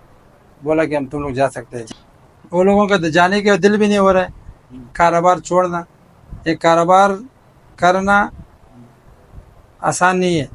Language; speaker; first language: Hindi; non-native, fluent; Pashto